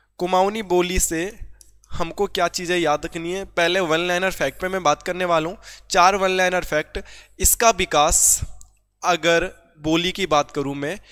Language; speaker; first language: Hindi; native; Hindi